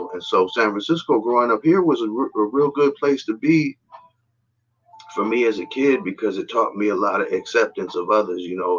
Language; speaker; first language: English; native; English